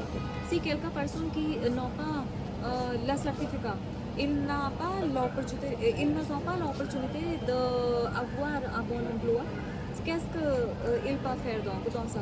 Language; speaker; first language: French; non-native, learner; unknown